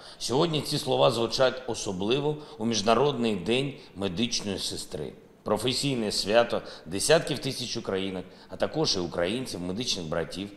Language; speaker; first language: Ukrainian; non-native, local second language; Russian